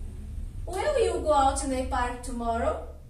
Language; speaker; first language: English; non-native, learner; Portuguese